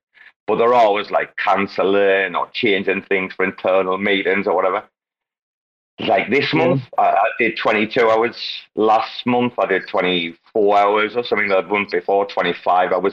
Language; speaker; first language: English; native; English